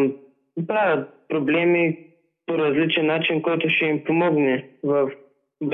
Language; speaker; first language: Bulgarian; early bilingual, heritage; Bulgarian